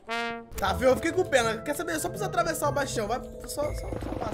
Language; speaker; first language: Portuguese; native; Portuguese